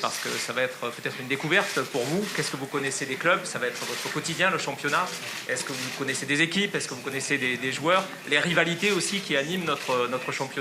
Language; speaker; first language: French; native; French